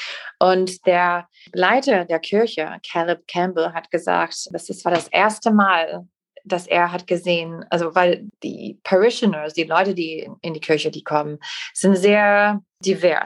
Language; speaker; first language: German; non-native, fluent; English